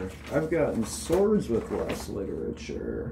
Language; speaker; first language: English; native; English